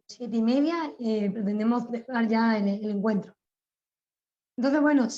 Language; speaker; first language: Spanish; native; Spanish